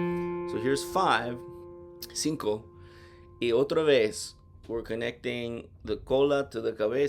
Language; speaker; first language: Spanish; non-native, learner; English